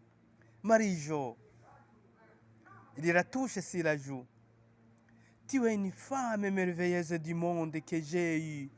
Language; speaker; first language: French; non-native, local second language; Rundi